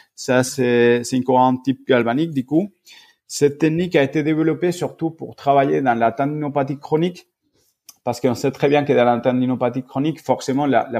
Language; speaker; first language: French; non-native, fluent; Spanish